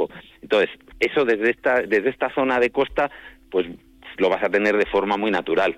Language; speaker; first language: Spanish; native; Spanish